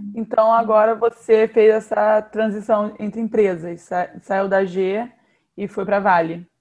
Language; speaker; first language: Portuguese; native; Portuguese